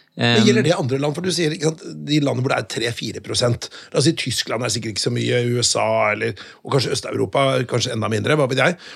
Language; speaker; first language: Norwegian; native; Norwegian